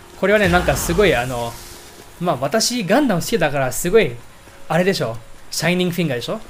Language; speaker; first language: Japanese; non-native, fluent; English